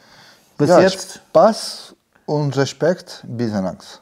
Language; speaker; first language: German; non-native, learner; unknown